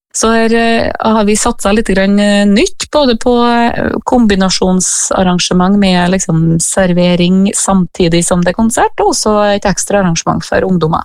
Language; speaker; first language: Norwegian; native; Norwegian